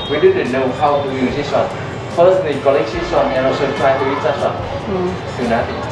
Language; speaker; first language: English; non-native, learner; Vietnamese